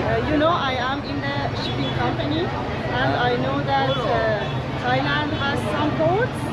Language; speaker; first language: English; non-native, fluent; Persian